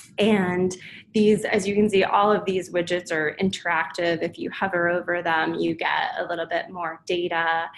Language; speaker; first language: English; native; English